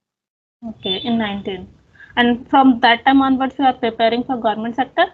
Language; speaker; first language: English; non-native, local second language; Hindi